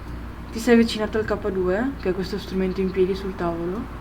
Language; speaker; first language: Italian; native; Italian